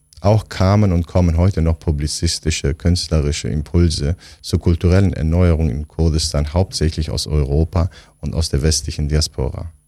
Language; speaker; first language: German; non-native, fluent; Kurdish